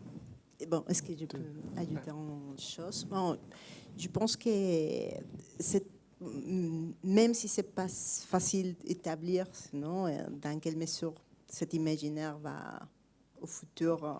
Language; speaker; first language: French; non-native, fluent; Spanish